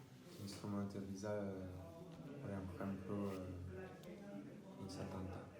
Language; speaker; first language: Spanish; non-native, learner; French